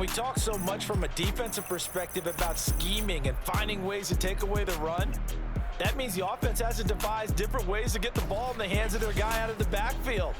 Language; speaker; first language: English; native; English